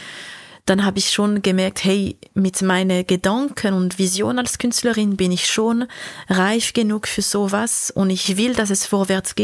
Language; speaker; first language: German; non-native, local second language; French